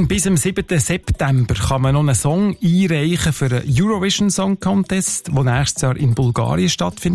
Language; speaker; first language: German; native; German